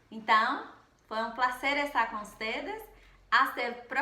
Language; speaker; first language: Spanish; non-native, fluent; Portuguese